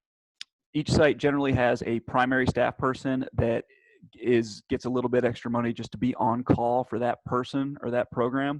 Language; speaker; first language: English; native; English